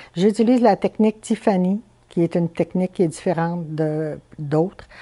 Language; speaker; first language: French; native; French